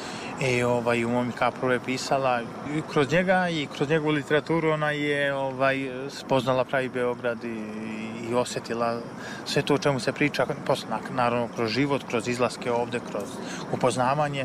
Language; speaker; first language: Serbian; native; Serbian